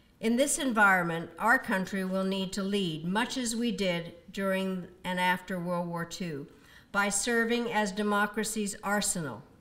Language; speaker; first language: English; early bilingual, other home language; Czech